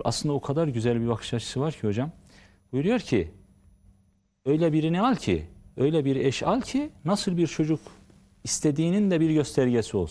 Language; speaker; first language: Turkish; native; Turkish